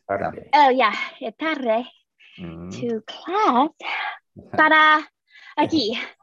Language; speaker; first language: Spanish; non-native, learner; English